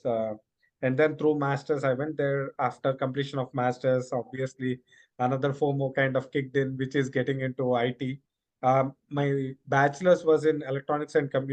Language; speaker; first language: English; non-native, local second language; Telugu